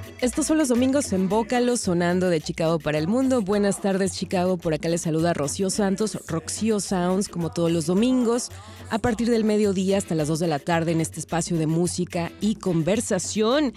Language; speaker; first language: Spanish; native; Spanish